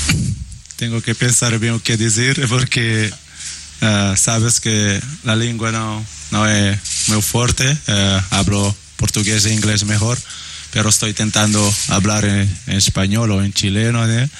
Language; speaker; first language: Spanish; non-native, learner; Portuguese